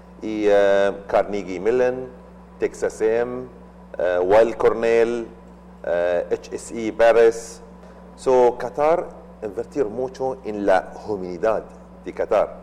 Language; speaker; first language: Spanish; non-native, learner; Arabic